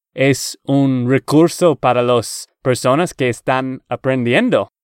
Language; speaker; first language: Spanish; non-native, learner; English